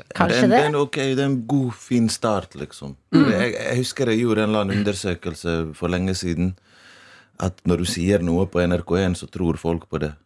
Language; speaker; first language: Norwegian; early bilingual, other home language; Bosnian